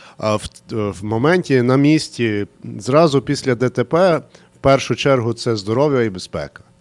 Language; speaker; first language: Ukrainian; early bilingual, heritage; Ukrainian